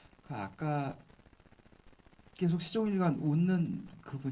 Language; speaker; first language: Korean; native; Korean